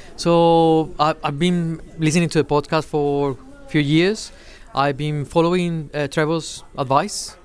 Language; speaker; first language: English; non-native, fluent; Dutch